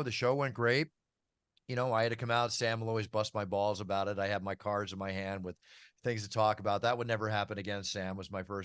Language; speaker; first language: English; native; English